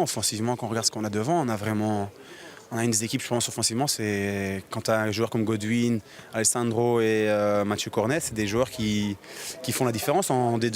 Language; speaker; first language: French; native; French